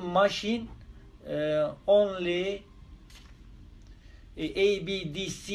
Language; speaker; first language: English; non-native, learner; Turkish